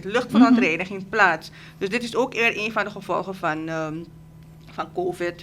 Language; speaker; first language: Dutch; native; Dutch